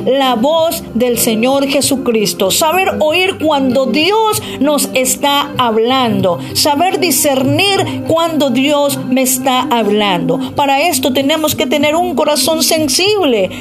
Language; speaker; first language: Spanish; native; Spanish